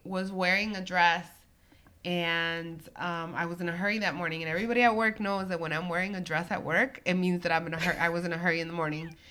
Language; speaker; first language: English; early bilingual, other home language; Spanish